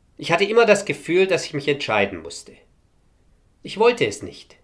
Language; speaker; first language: German; early bilingual, heritage; Romanian